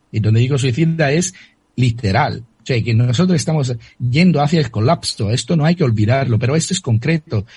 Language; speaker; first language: Spanish; non-native, fluent; Italian